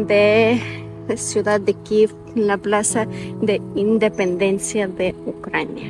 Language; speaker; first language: Spanish; non-native, fluent; Ukrainian